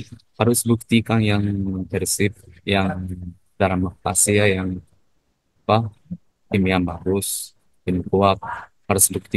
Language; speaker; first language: Indonesian; non-native, learner; Japanese